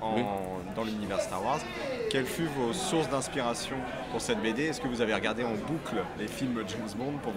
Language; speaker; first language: French; native; French